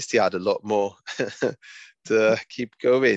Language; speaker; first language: English; non-native, local second language; Yoruba